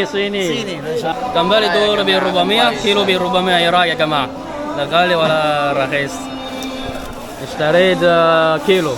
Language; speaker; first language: Arabic; non-native, fluent; Chinese